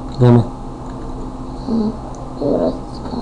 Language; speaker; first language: Korean; native; Korean